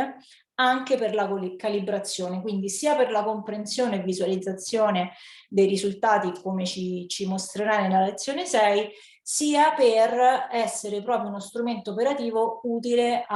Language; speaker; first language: Italian; native; Italian